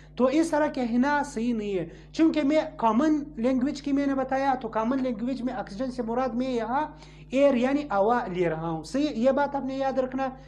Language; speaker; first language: Urdu; non-native, local second language; Pashto